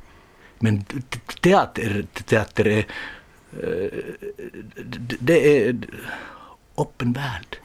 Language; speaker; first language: Swedish; non-native, learner; Finnish